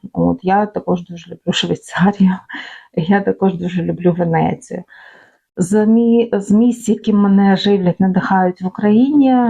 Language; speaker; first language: Ukrainian; native; Ukrainian